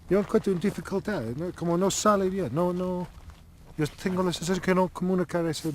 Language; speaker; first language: Spanish; non-native, learner; English